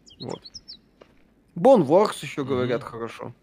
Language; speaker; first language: Russian; native; Russian